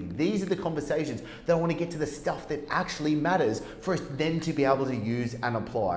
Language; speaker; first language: English; native; English